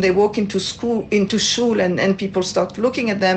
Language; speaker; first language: English; non-native, fluent; French